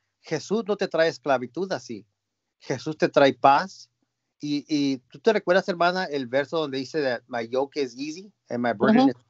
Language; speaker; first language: Spanish; early bilingual, heritage; Spanish